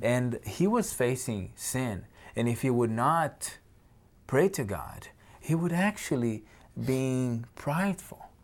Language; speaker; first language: English; non-native, fluent; Portuguese